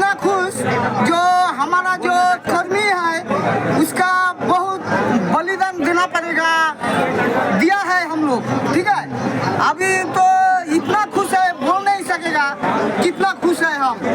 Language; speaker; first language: Hindi; non-native, local second language; Bangla